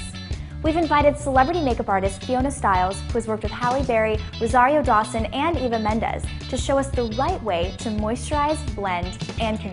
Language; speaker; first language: English; native; English